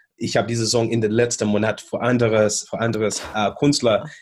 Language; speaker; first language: German; non-native, learner; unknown